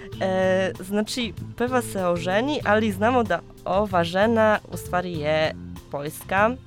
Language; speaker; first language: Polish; non-native, learner; Serbian